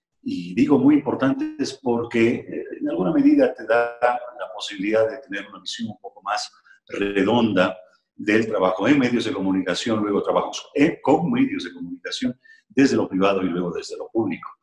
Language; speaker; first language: Spanish; native; Spanish